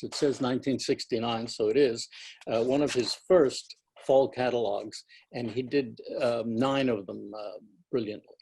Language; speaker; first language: English; native; English